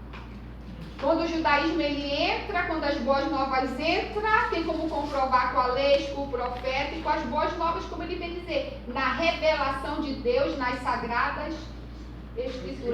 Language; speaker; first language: Portuguese; native; Portuguese